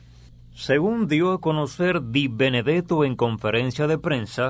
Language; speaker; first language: Spanish; native; Spanish